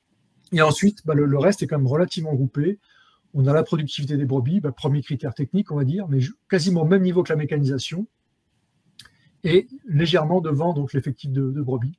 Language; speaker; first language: French; native; French